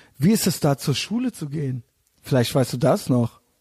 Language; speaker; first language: German; native; German